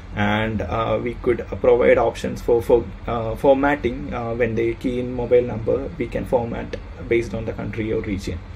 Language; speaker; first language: English; non-native, local second language; Malayalam